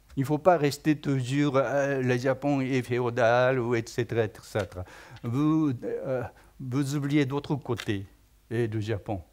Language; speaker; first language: French; non-native, fluent; Japanese